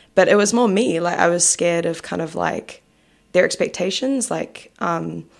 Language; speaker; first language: English; native; English